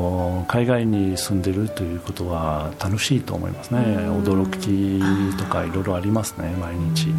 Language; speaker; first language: Japanese; non-native, fluent; French